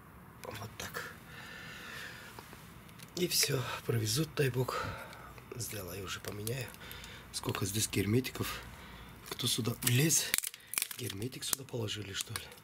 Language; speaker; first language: Russian; non-native, fluent; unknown